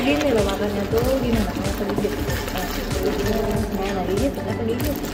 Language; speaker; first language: Indonesian; native; Indonesian